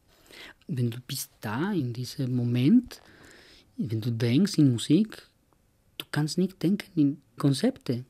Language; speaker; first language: German; non-native, fluent; Spanish